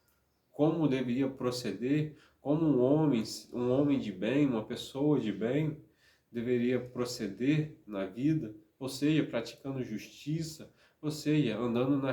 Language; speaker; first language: Portuguese; native; Portuguese